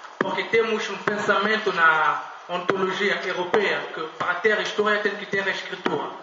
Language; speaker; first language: Portuguese; non-native, fluent; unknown